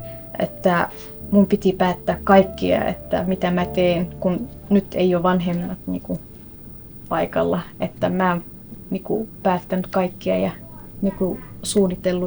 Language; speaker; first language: Finnish; non-native, fluent; Somali